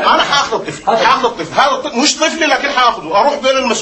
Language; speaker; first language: Arabic; native; Arabic